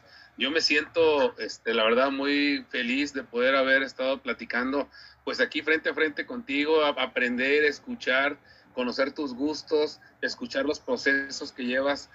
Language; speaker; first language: Spanish; native; Spanish